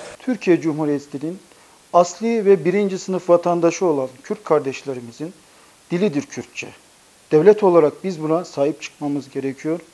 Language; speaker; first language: Turkish; native; Turkish